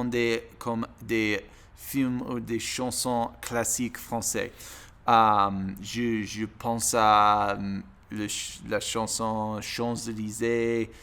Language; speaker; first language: French; non-native, learner; English